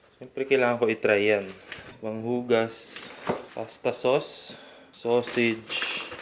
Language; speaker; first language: Filipino; native; Filipino